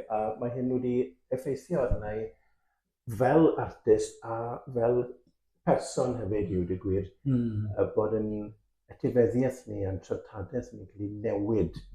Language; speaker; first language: Welsh; native; Welsh